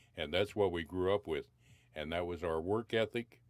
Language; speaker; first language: English; native; English